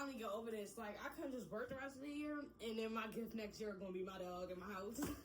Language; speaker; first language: English; native; English